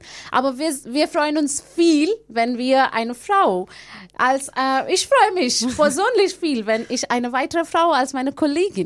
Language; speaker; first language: German; non-native, learner; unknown